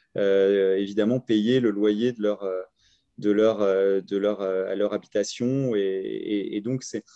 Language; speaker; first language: French; native; French